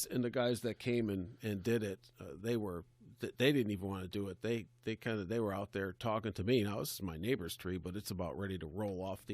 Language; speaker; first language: English; native; English